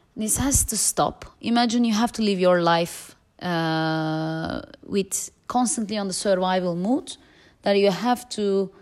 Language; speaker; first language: English; non-native, fluent; Turkish